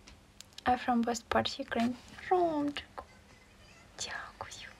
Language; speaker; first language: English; non-native, learner; Ukrainian